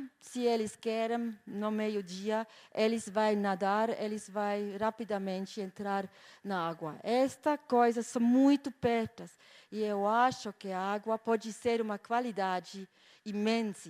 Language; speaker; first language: Portuguese; non-native, fluent; German